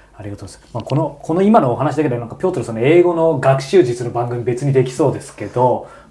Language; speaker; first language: Japanese; native; Japanese